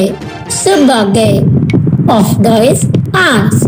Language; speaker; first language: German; non-native, learner; Indonesian